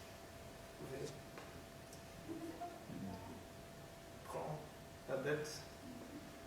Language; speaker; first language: French; non-native, learner; Dutch